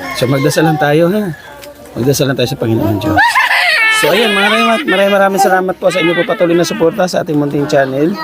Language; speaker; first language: Filipino; non-native, local second language; Cebuano